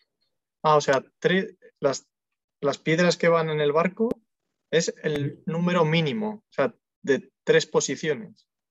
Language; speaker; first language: Spanish; non-native, learner; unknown